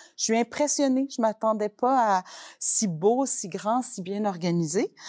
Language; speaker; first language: French; native; French